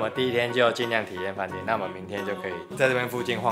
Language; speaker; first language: Chinese; native; Chinese